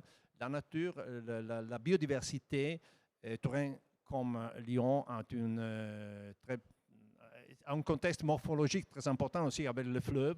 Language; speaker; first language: French; non-native, fluent; Italian